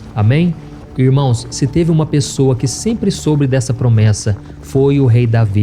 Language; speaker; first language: Portuguese; native; Portuguese